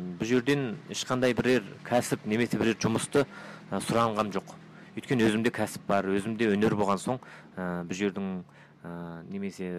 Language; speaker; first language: Kazakh; early bilingual, heritage; Kazakh